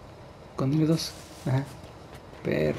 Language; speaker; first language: Spanish; native; Spanish